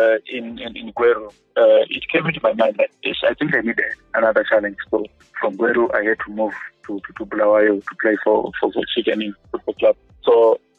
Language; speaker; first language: English; non-native, local second language; Shona